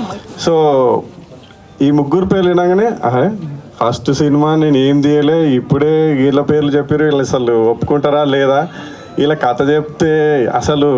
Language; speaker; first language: Telugu; native; Telugu